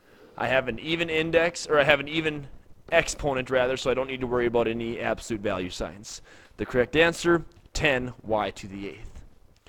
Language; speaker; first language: English; native; English